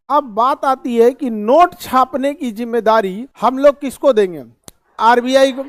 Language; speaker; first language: Hindi; native; Hindi